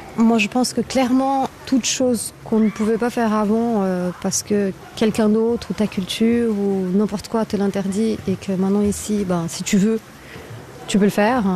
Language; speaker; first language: French; non-native, fluent; Portuguese